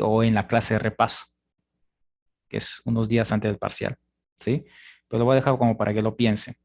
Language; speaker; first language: Spanish; native; Spanish